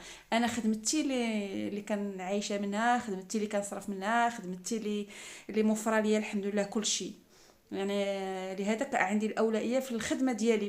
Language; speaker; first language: Arabic; native; Arabic